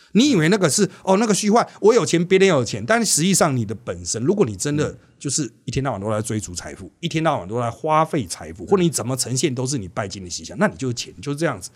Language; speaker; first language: Chinese; native; Chinese